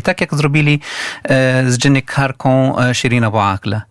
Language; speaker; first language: Polish; non-native, fluent; Arabic